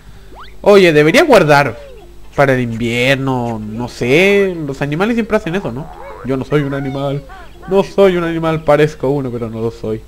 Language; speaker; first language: Spanish; native; Spanish